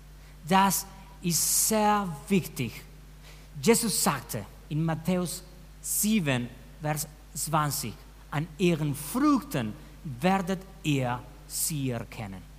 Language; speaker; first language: German; non-native, fluent; Spanish